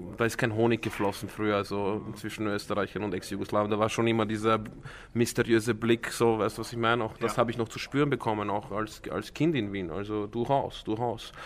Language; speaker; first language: German; early bilingual, other home language; Croatian